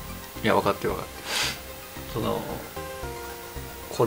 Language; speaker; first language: Japanese; native; Japanese